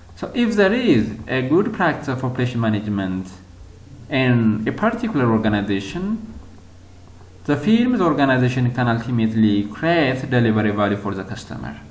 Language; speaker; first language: English; non-native, local second language; Amharic